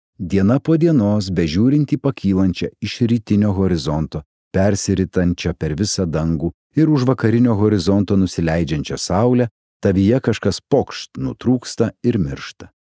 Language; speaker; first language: Lithuanian; native; Lithuanian